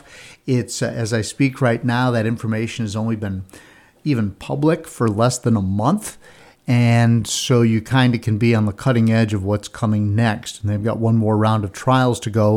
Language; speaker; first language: English; native; English